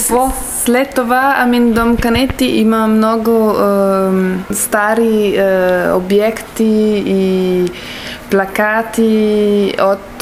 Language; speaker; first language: Bulgarian; non-native, learner; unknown